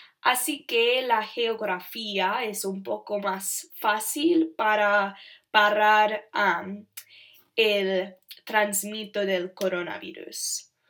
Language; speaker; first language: Spanish; non-native, learner; English